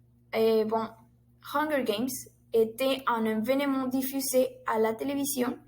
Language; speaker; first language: French; non-native, learner; Spanish